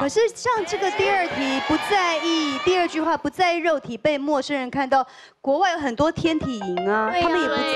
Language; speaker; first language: Chinese; native; Chinese